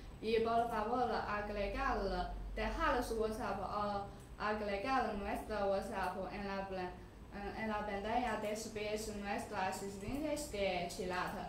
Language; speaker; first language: Spanish; non-native, learner; Chinese